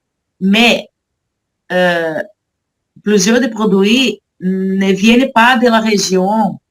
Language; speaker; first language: French; non-native, learner; Portuguese